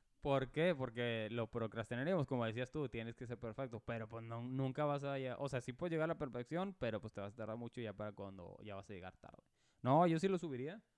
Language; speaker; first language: Spanish; native; Spanish